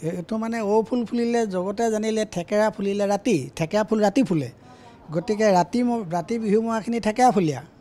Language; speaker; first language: Assamese; native; Assamese